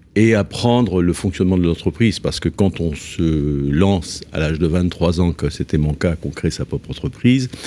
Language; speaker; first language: French; native; French